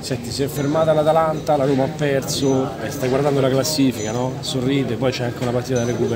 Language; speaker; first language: Italian; native; Italian